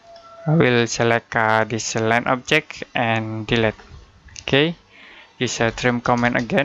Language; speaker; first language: English; non-native, learner; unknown